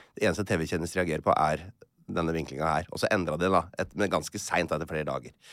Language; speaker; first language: Norwegian; native; Norwegian